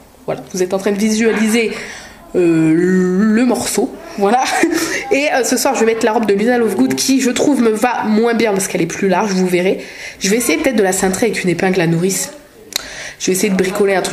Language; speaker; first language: French; native; French